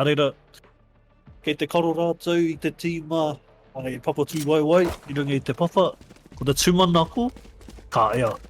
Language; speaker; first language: Māori; non-native, local second language; English